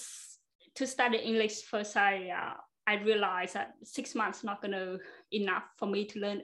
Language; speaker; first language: English; non-native, fluent; Vietnamese